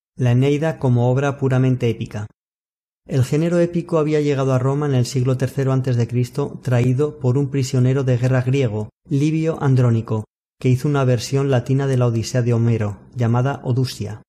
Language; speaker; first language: Spanish; native; Spanish